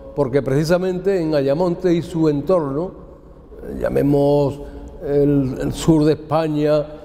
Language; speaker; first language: Spanish; native; Spanish